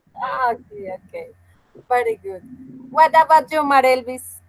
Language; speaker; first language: English; non-native, fluent; Spanish